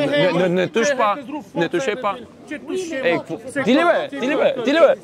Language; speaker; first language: French; non-native, learner; Bulgarian